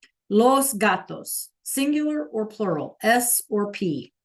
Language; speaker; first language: Spanish; non-native, fluent; English